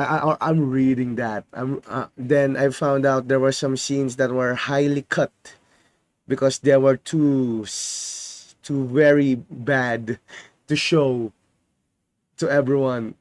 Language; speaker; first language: English; non-native, fluent; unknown